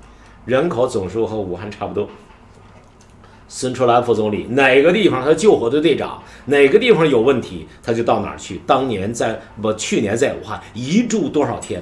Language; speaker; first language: Chinese; native; Chinese